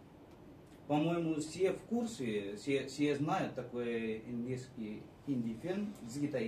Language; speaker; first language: Russian; non-native, fluent; Marathi